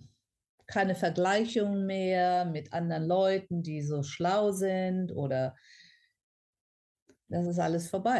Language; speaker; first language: German; non-native, fluent; English